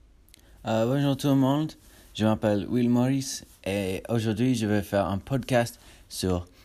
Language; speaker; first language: French; non-native, learner; English